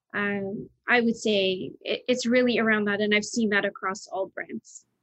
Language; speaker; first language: English; native; English